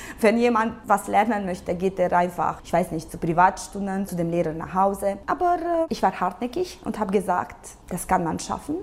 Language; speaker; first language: German; non-native, local second language; Romanian